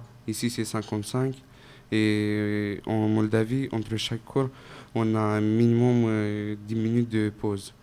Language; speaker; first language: French; non-native, fluent; Romanian